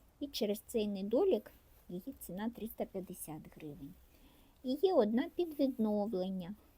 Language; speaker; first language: Ukrainian; non-native, local second language; Russian